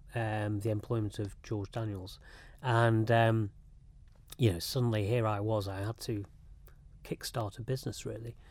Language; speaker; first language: English; native; English